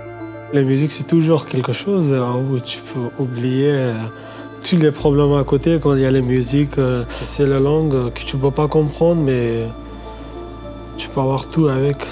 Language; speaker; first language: French; non-native, fluent; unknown